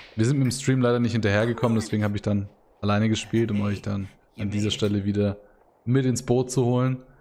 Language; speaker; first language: German; native; German